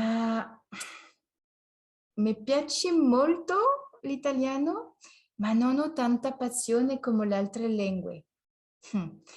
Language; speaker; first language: Italian; non-native, learner; French